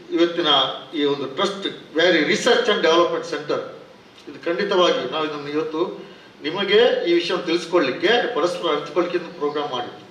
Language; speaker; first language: Kannada; non-native, local second language; Malayalam